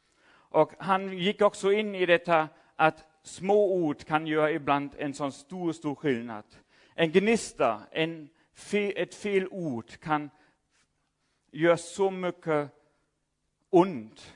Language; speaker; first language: Swedish; non-native, fluent; German